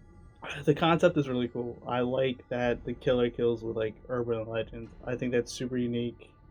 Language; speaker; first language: English; native; English